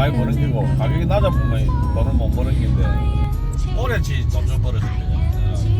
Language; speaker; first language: Korean; native; Korean